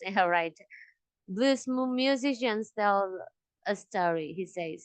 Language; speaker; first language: English; non-native, local second language; Indonesian